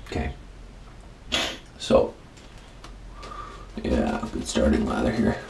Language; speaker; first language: English; native; English